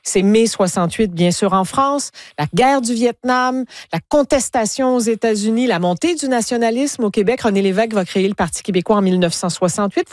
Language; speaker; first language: French; native; French